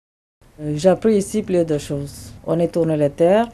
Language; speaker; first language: French; non-native, learner; Tamil